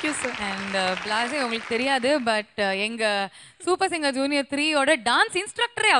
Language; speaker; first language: Tamil; native; Tamil